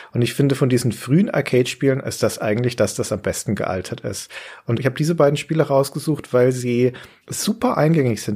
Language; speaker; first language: German; native; German